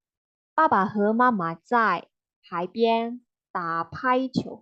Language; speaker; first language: Chinese; non-native, fluent; Burmese